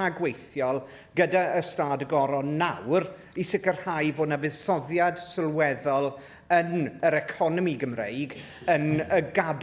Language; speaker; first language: Welsh; native; Welsh